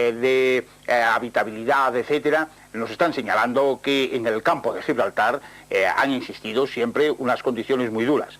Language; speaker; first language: Spanish; native; Spanish